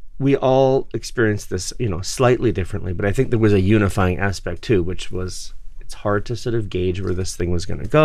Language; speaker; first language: English; native; English